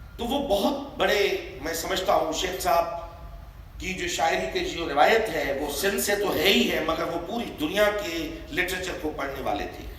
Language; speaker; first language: Urdu; non-native, local second language; Sindhi